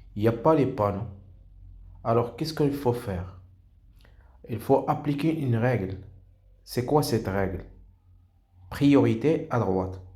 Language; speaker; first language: French; non-native, local second language; Arabic